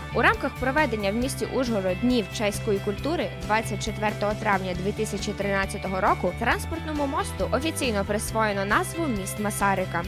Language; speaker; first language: Ukrainian; native; Ukrainian